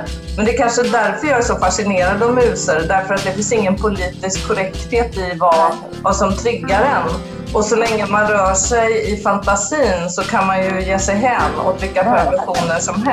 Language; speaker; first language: Swedish; native; Swedish